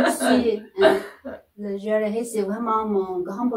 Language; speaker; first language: French; non-native, fluent; Chinese